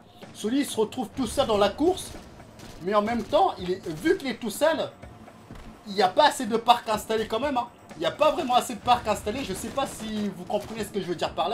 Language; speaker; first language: French; native; French